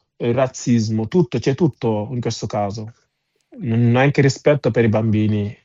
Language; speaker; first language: Italian; non-native, fluent; Wolof